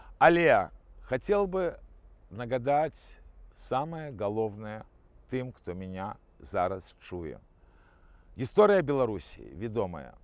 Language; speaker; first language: Belarusian; non-native, local second language; Russian